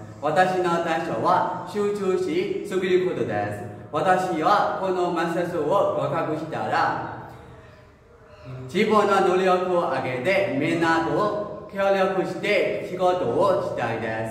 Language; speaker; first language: Japanese; non-native, learner; Burmese